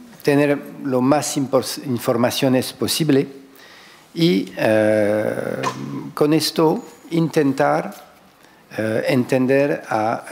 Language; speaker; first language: Spanish; non-native, fluent; French